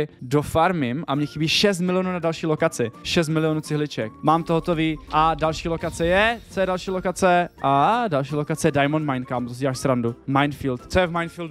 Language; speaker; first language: Czech; native; Czech